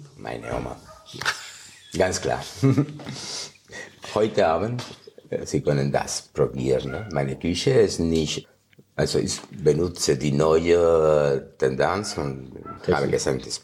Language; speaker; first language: German; non-native, fluent; Spanish